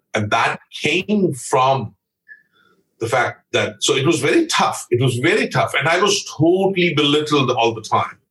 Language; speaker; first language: English; non-native, local second language; Punjabi